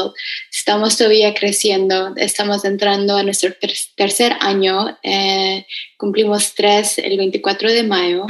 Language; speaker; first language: Spanish; early bilingual, heritage; Spanish